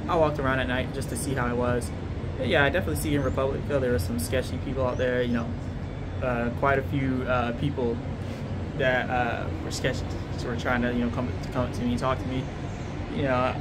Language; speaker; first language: English; native; English